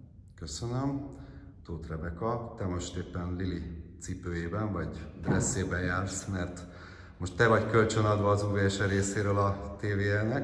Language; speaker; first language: Hungarian; native; Hungarian